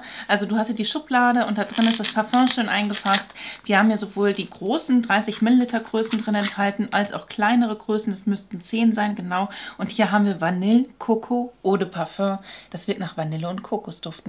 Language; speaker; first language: German; native; German